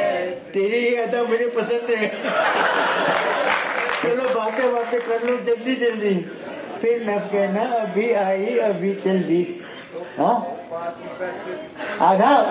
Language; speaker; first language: Hindi; native; Hindi